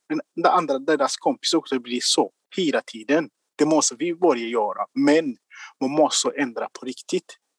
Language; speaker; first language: Swedish; non-native, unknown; Kinyarwanda